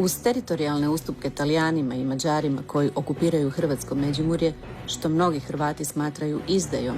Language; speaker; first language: Croatian; native; Croatian